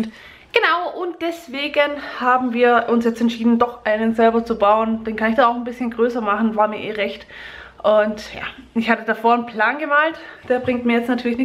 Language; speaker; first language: German; native; German